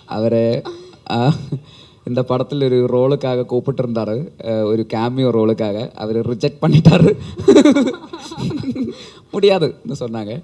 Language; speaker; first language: Tamil; non-native, learner; Malayalam